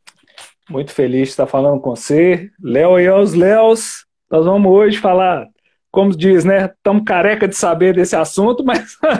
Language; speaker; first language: Portuguese; native; Portuguese